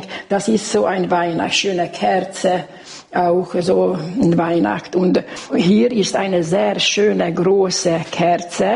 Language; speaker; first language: German; non-native, local second language; Hungarian